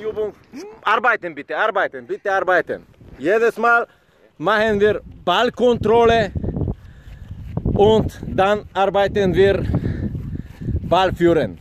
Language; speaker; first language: German; non-native, learner; Bulgarian